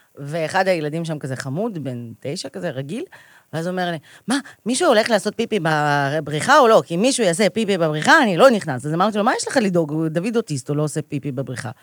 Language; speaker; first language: Hebrew; early bilingual, other home language; Russian